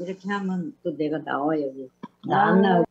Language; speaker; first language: Korean; native; Korean